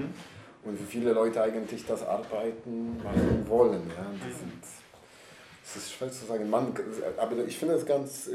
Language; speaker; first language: German; non-native, learner; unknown